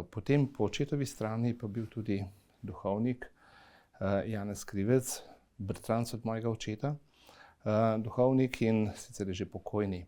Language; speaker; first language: Slovenian; native; Slovenian